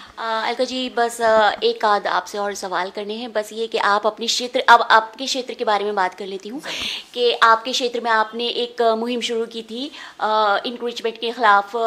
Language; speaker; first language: Hindi; native; Hindi